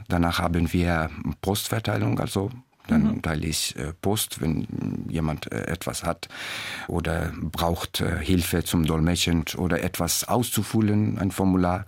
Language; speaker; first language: German; non-native, learner; Persian